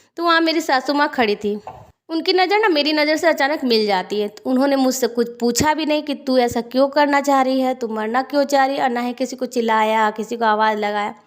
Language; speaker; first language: Hindi; native; Hindi